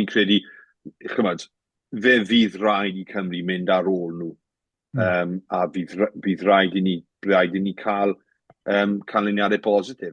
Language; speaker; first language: Welsh; native; Welsh